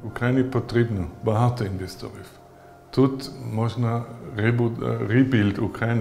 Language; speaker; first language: Ukrainian; non-native, learner; German